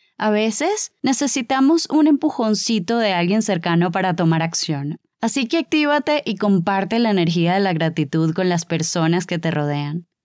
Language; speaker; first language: Spanish; native; Spanish